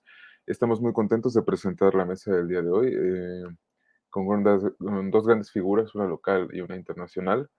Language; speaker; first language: Spanish; native; Spanish